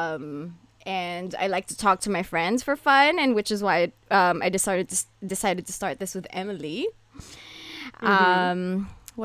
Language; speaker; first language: English; non-native, local second language; Filipino